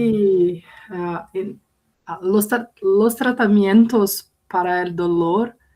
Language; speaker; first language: Spanish; non-native, learner; Portuguese